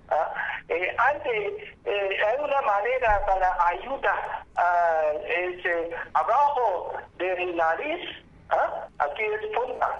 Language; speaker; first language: Spanish; non-native, learner; Chinese